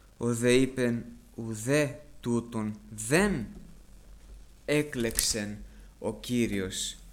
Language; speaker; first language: Greek; early bilingual, heritage; Greek